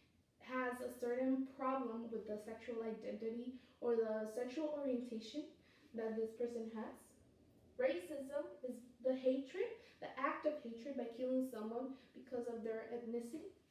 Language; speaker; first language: English; non-native, fluent; Spanish